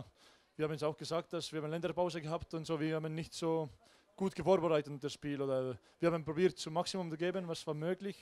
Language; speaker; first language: German; non-native, learner; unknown